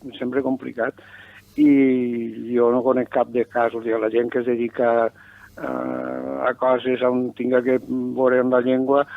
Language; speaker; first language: Catalan; native; Catalan